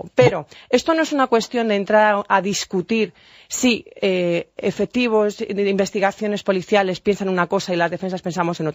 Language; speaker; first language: Spanish; native; Spanish